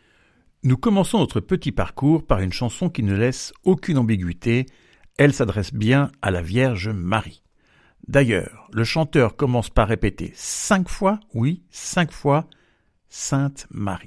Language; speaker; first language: French; native; French